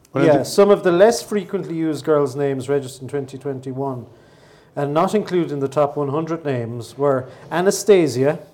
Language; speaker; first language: English; native; English